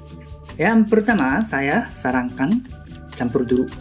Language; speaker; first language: Indonesian; non-native, learner; Japanese